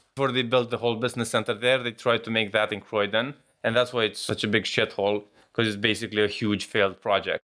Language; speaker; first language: English; non-native, fluent; Romanian